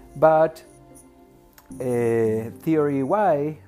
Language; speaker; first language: English; non-native, fluent; Spanish